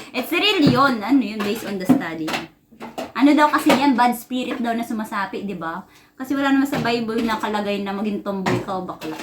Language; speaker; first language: Filipino; native; Filipino